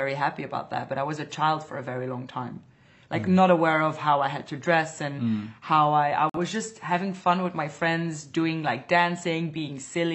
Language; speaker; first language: English; non-native, fluent; Dutch